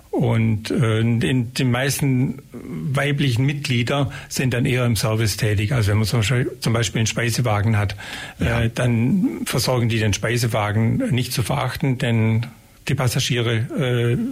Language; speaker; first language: German; native; German